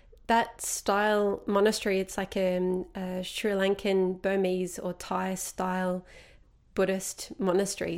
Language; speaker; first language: English; native; English